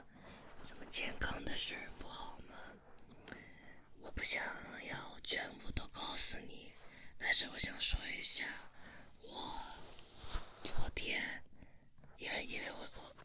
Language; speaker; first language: Chinese; early bilingual, heritage; Chinese